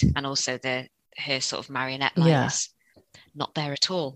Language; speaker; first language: English; native; English